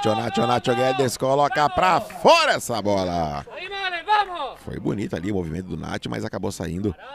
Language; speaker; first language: Portuguese; native; Portuguese